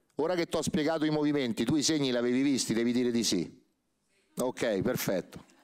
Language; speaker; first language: Italian; native; Italian